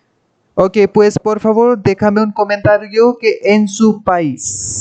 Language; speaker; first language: Spanish; non-native, fluent; Hindi